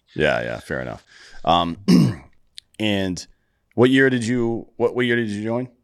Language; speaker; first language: English; native; English